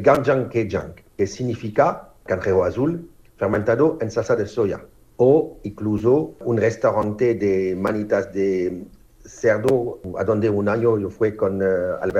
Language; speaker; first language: Spanish; non-native, learner; French